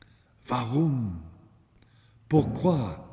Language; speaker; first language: French; non-native, fluent; English